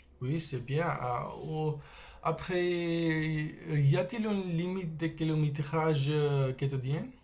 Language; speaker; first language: French; non-native, fluent; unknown